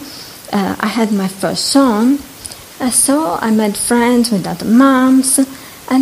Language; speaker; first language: English; non-native, fluent; Italian